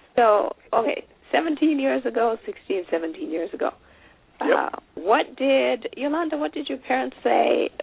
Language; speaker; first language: English; non-native, local second language; Shona